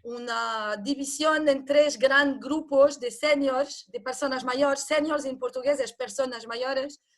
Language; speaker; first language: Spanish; non-native, fluent; Portuguese